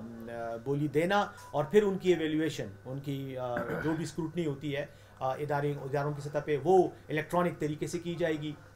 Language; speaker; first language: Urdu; non-native, local second language; Pashto